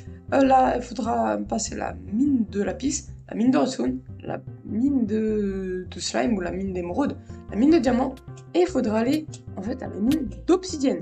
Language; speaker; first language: French; native; French